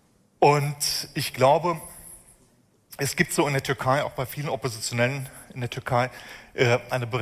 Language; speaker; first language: German; native; German